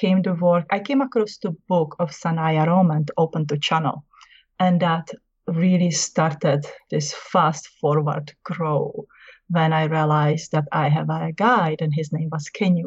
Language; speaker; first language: English; non-native, fluent; Czech